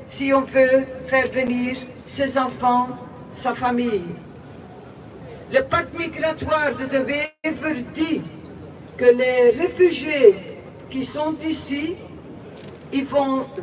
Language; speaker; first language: French; non-native, local second language; Dutch